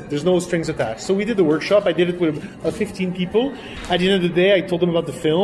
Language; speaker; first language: English; non-native, fluent; French